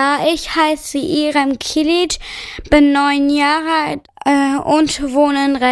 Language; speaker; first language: German; early bilingual, other home language; Turkish